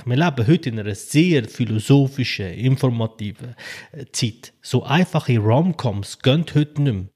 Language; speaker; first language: German; early bilingual, other home language; Albanian